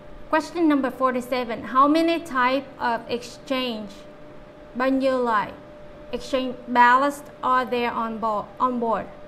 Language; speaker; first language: English; non-native, fluent; Vietnamese